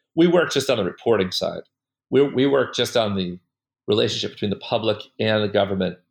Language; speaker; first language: English; native; English